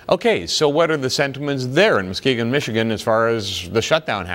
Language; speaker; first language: English; native; English